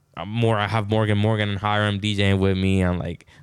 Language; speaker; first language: English; non-native, fluent; Spanish